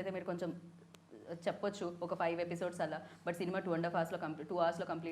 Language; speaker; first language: Telugu; native; Telugu